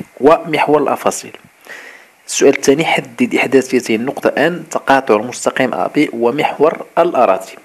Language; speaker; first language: Arabic; native; Arabic